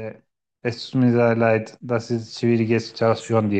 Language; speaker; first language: German; non-native, learner; Turkish